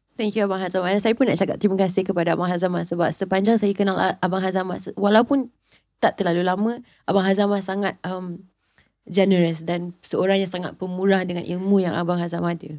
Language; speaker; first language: Malay; non-native, local second language; English